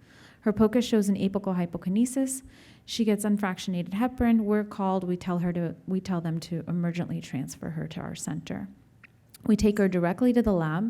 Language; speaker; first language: English; native; English